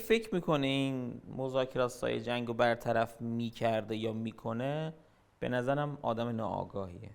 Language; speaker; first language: Persian; native; Persian